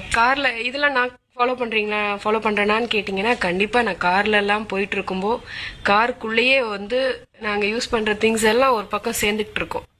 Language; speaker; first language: Tamil; non-native, local second language; Malayalam